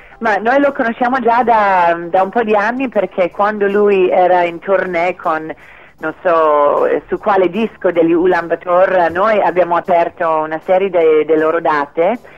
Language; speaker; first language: Italian; non-native, fluent; English